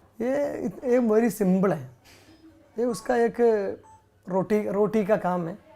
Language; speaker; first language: Hindi; non-native, local second language; Malayalam